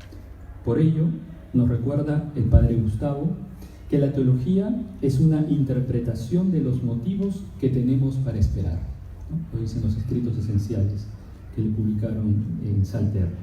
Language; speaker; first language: Spanish; native; Spanish